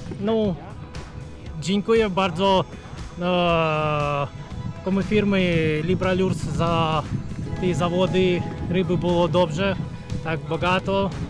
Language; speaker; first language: Polish; non-native, learner; Ukrainian